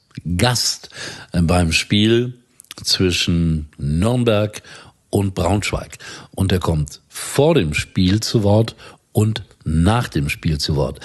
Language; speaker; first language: German; native; German